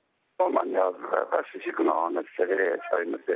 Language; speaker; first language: Persian; native; Persian